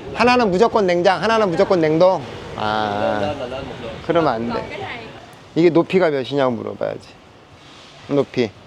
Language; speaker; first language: Korean; native; Korean